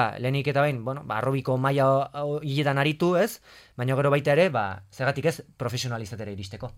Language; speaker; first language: Basque; native; Basque